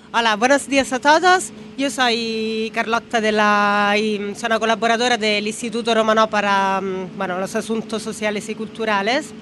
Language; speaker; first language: Spanish; non-native, fluent; Italian